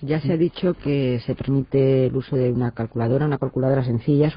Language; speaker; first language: Spanish; native; Spanish